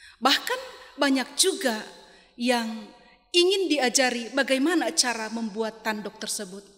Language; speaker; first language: Indonesian; non-native, local second language; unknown